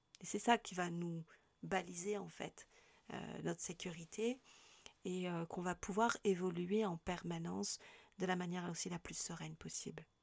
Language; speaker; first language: French; native; French